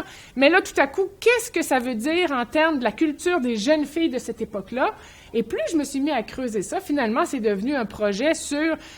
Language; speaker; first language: French; native; French